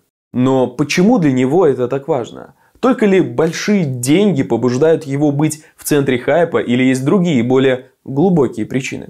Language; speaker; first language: Russian; native; Russian